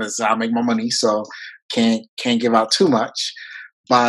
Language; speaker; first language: English; early bilingual, other home language; French